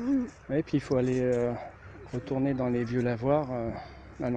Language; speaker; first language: French; native; French